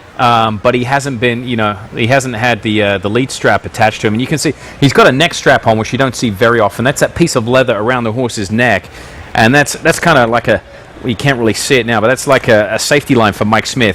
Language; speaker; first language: English; native; English